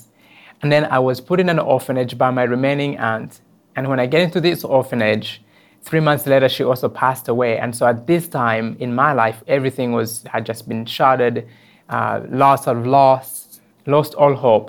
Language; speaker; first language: English; non-native, local second language; Kinyarwanda